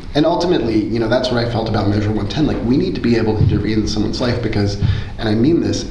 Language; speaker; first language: English; early bilingual, other home language; Spanish